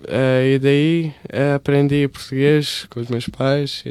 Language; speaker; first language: Portuguese; early bilingual, heritage; English